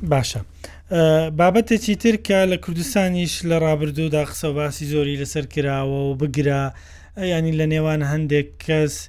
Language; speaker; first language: Central Kurdish; native; Central Kurdish